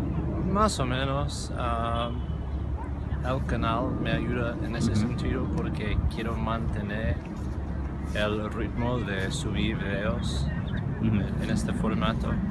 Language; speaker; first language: Spanish; non-native, learner; English